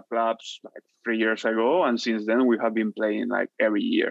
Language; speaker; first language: English; non-native, fluent; Spanish